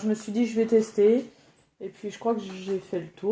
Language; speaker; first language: French; native; French